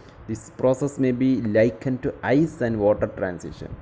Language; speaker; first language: English; non-native, local second language; Malayalam